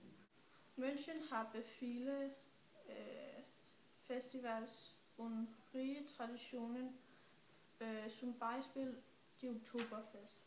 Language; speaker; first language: German; non-native, learner; Danish